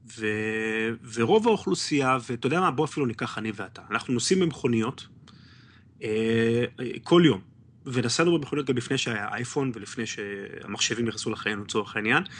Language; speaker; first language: Hebrew; native; Hebrew